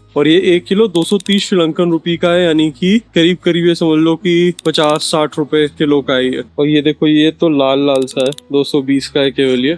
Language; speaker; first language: Hindi; native; Hindi